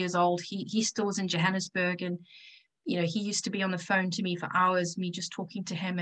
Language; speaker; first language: English; native; English